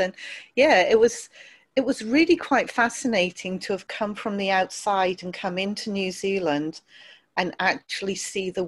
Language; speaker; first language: English; native; English